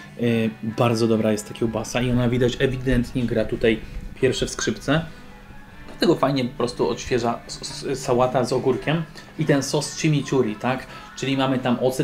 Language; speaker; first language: Polish; native; Polish